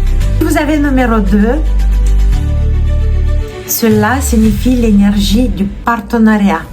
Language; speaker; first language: French; non-native, fluent; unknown